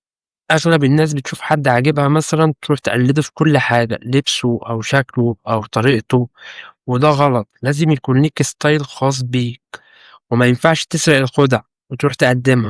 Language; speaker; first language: Arabic; native; Arabic